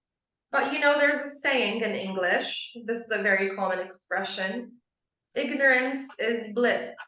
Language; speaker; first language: English; non-native, local second language; Arabic